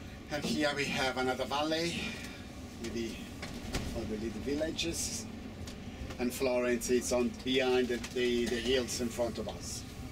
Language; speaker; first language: English; non-native, fluent; Italian